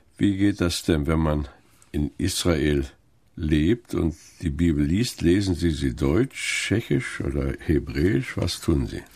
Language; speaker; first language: German; native; German